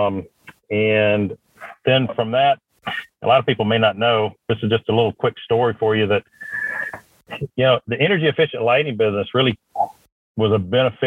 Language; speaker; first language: English; native; English